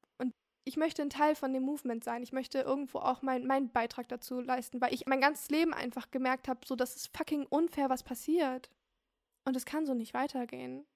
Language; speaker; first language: German; early bilingual, other home language; Turkish